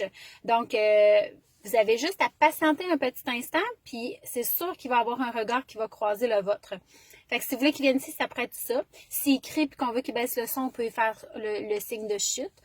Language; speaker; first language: French; native; French